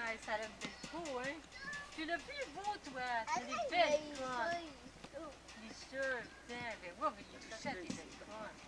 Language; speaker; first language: French; native; French